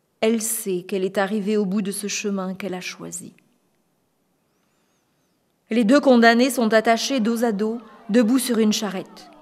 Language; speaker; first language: French; native; French